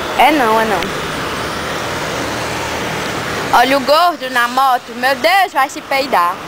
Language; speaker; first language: Portuguese; native; Portuguese